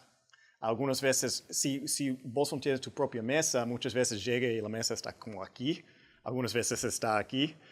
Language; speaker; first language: Spanish; non-native, fluent; English